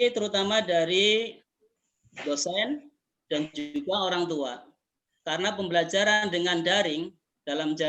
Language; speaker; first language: Indonesian; native; Indonesian